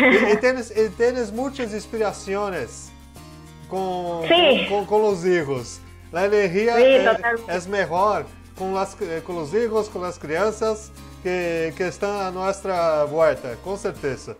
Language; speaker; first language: Spanish; non-native, learner; Portuguese